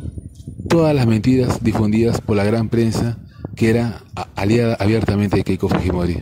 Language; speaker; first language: Spanish; native; Spanish